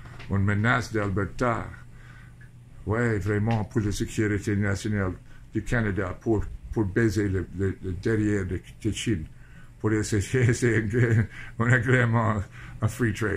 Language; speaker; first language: French; non-native, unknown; English